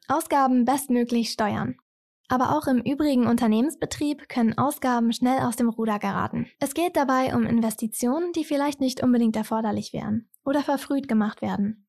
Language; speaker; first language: German; native; German